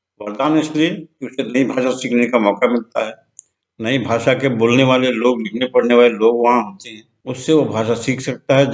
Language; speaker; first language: Hindi; non-native, local second language; Telugu